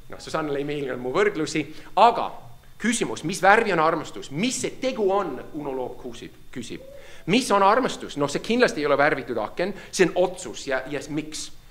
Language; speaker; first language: Estonian; non-native, fluent; English